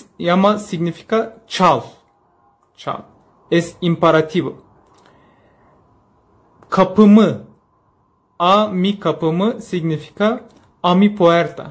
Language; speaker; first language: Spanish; non-native, learner; Turkish